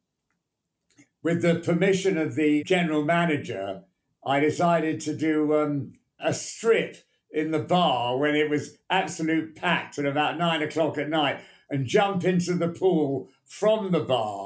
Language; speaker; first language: English; native; English